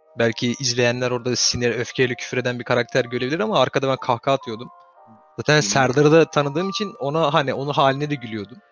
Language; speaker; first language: Turkish; early bilingual, heritage; Turkish